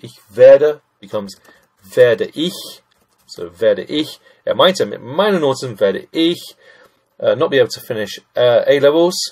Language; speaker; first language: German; non-native, fluent; English